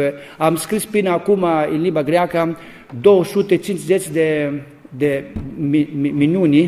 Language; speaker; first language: Romanian; non-native, learner; Greek